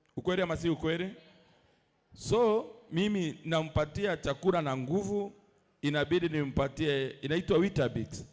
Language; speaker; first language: Swahili; non-native, local second language; Masai